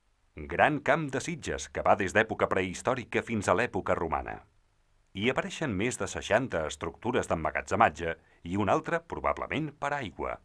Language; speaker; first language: Catalan; native; Catalan